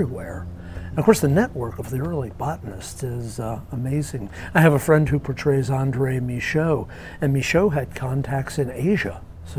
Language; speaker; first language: English; native; English